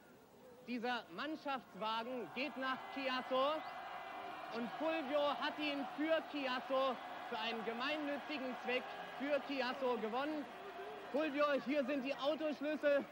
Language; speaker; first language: German; native; German